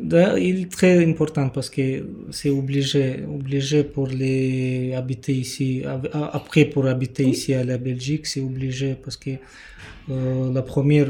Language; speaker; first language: French; non-native, learner; Romanian